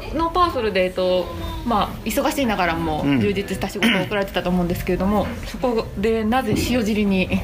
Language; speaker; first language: Japanese; native; Japanese